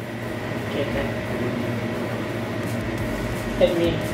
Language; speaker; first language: English; non-native, fluent; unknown